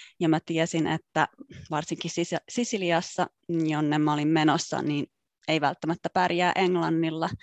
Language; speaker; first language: Finnish; native; Finnish